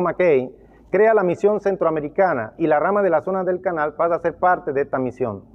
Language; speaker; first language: Spanish; native; Spanish